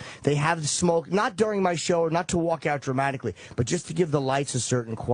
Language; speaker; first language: English; native; English